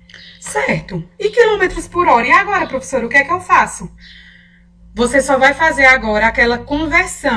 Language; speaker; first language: Portuguese; native; Portuguese